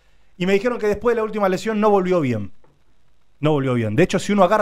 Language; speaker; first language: Spanish; native; Spanish